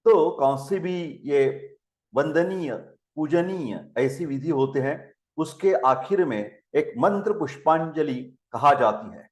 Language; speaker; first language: Hindi; non-native, local second language; Marathi